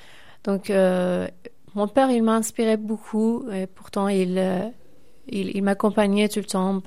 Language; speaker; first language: French; non-native, fluent; Persian